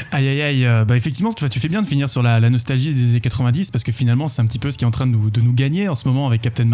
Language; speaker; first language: French; native; French